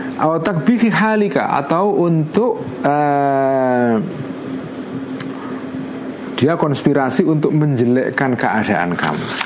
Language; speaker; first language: Indonesian; non-native, local second language; Javanese